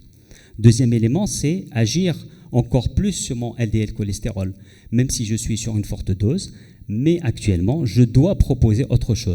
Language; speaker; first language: French; non-native, local second language; Arabic